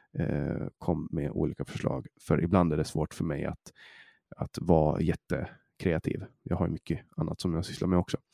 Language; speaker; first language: Swedish; native; Swedish